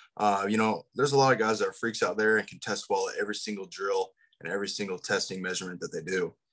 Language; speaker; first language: English; native; English